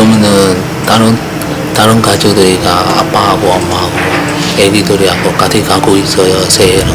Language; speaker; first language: Korean; non-native, learner; Burmese